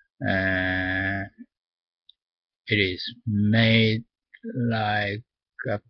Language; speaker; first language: English; non-native, learner; Japanese